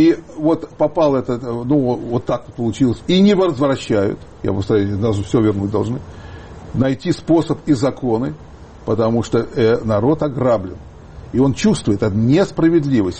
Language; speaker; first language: Russian; native; Russian